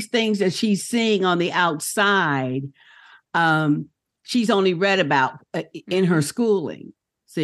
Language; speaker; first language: English; native; English